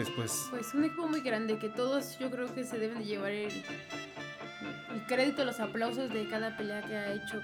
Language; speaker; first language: Spanish; native; Spanish